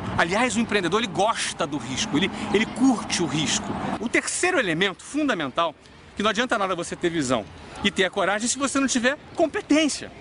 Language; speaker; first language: Portuguese; native; Portuguese